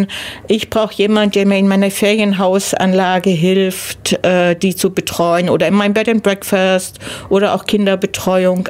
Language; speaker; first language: German; native; German